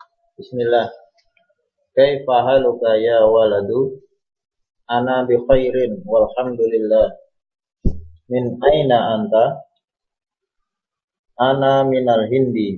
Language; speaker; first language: Arabic; non-native, learner; Indonesian